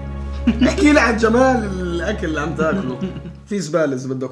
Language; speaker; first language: Arabic; native; Arabic